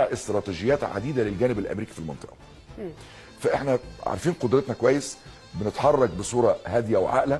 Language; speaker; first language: Arabic; native; Arabic